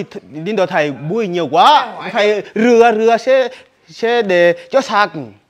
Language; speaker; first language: Vietnamese; non-native, learner; Portuguese